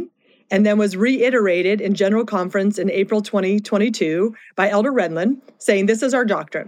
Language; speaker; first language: English; native; English